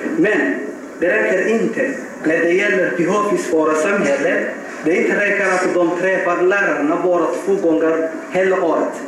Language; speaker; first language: Swedish; non-native, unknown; Somali